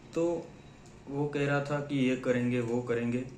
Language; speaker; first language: Hindi; non-native, local second language; Gujarati